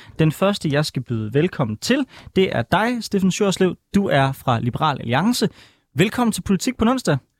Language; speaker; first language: Danish; native; Danish